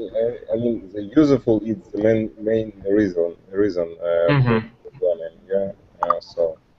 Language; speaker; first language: English; non-native, learner; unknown